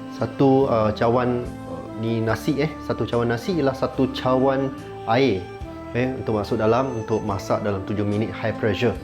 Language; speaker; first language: Malay; non-native, local second language; Chinese